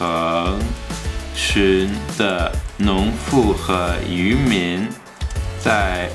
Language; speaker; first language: Chinese; non-native, fluent; English